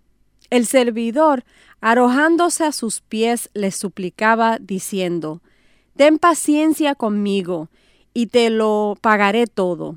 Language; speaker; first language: Spanish; native; Spanish